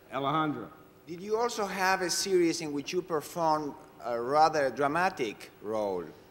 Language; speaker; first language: English; non-native, fluent; Spanish